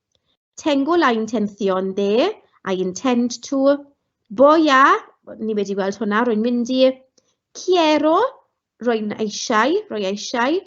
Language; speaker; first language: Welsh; non-native, local second language; English